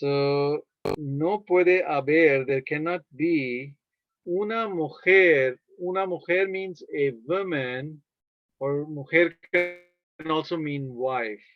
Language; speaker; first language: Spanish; non-native, fluent; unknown